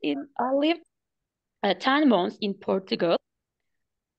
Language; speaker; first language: English; non-native, learner; Turkish